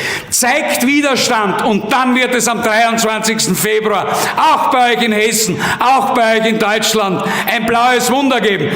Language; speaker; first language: German; native; German